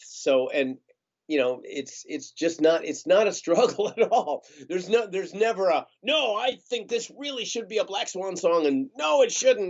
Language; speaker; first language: English; native; English